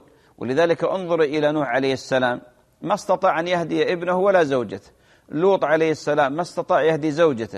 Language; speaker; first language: Arabic; native; Arabic